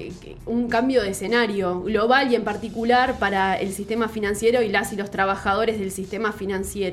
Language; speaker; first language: Spanish; native; Spanish